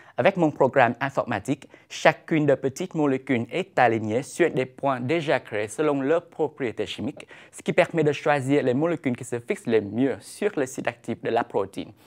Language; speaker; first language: French; non-native, fluent; Vietnamese